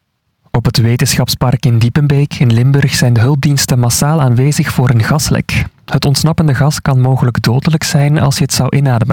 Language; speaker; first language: Dutch; native; Dutch